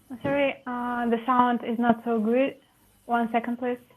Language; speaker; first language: English; non-native, learner; Russian